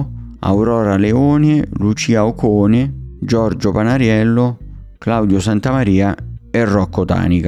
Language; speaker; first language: Italian; native; Italian